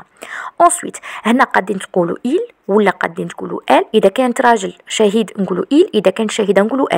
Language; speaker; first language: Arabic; native; Arabic